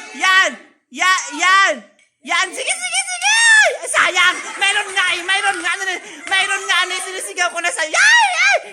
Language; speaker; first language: Filipino; non-native, local second language; Cebuano